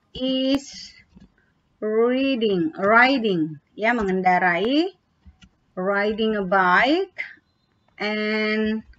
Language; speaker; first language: English; non-native, fluent; Indonesian